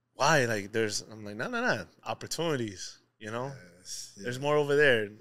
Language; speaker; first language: English; native; English